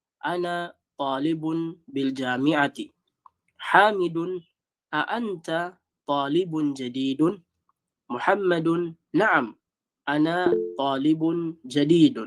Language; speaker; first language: Arabic; non-native, fluent; Filipino